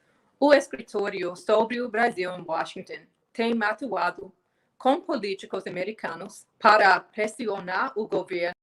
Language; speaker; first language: Portuguese; non-native, fluent; English